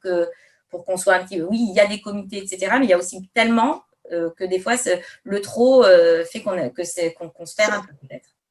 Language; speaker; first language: French; native; French